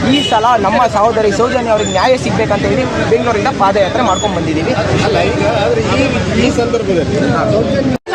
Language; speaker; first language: Kannada; non-native, local second language; Malayalam